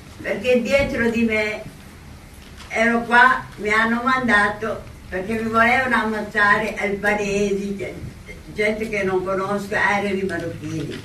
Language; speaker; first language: Italian; non-native, local second language; Somali